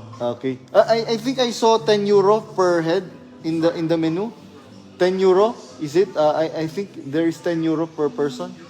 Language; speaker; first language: English; non-native, learner; Filipino